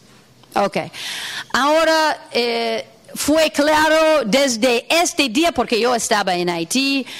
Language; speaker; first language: Spanish; non-native, fluent; English